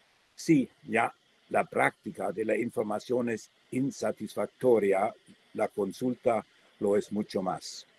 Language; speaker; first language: Spanish; non-native, fluent; German